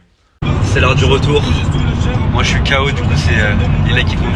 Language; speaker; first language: French; native; French